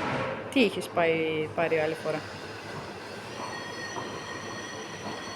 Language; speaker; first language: Greek; non-native, fluent; Russian